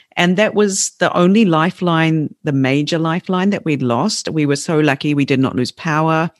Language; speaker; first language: English; native; English